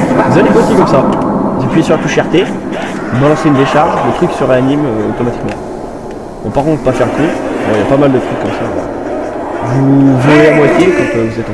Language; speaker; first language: French; native; French